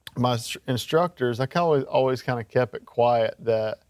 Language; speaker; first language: English; native; English